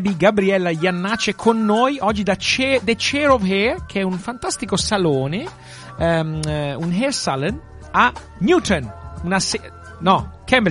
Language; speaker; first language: Italian; early bilingual, heritage; Italian